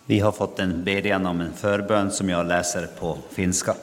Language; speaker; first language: Swedish; non-native, local second language; Finnish